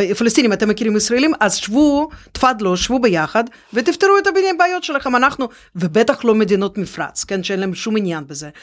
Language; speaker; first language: Hebrew; non-native, fluent; Russian